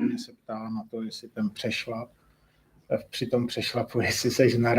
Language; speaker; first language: Czech; native; Czech